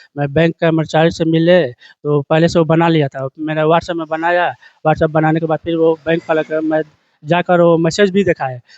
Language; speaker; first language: Hindi; native; Hindi